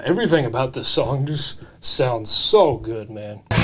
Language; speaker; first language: English; native; English